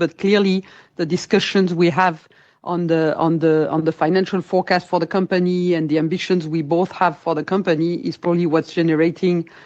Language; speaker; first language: English; non-native, fluent; French